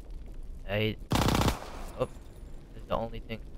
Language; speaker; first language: English; native; English